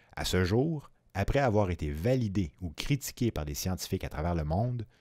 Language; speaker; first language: French; native; French